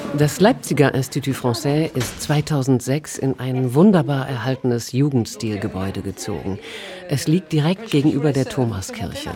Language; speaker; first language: German; native; German